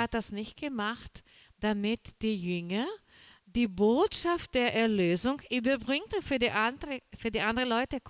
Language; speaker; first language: German; non-native, learner; Portuguese